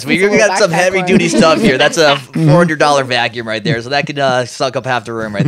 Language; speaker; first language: English; native; English